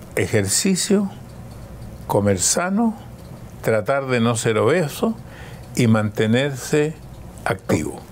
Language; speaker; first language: Spanish; early bilingual, other home language; German